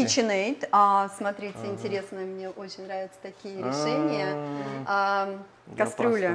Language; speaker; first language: Russian; native; Russian